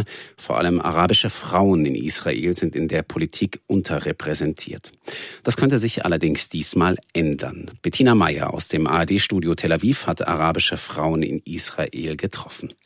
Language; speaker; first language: German; native; German